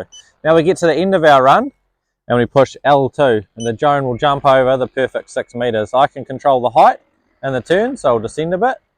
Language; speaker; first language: English; native; English